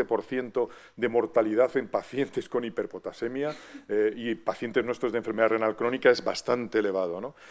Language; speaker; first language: Spanish; native; Spanish